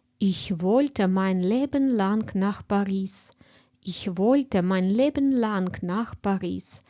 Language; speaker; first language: German; non-native, fluent; Ukrainian